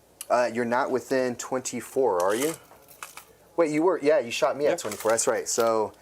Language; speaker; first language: English; native; English